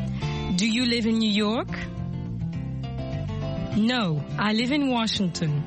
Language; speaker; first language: English; non-native, fluent; French